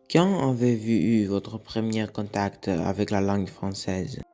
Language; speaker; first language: French; non-native, learner; Greek